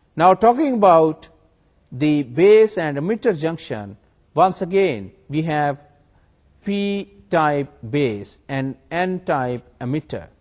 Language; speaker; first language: English; non-native, local second language; Urdu